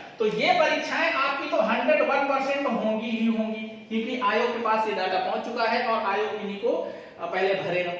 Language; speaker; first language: Hindi; native; Hindi